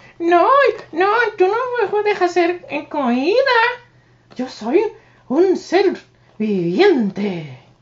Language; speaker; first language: Spanish; native; Spanish